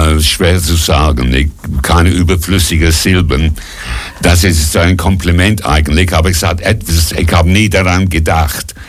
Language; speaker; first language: German; non-native, fluent; English